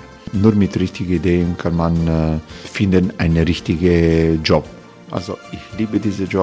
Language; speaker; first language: German; non-native, learner; Croatian